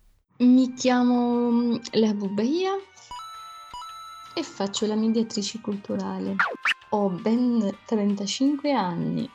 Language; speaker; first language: Italian; non-native, fluent; Arabic